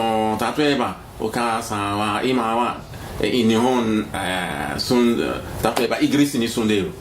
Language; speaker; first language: Japanese; non-native, learner; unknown